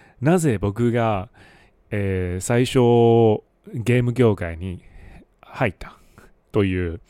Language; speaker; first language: Japanese; non-native, fluent; Chinese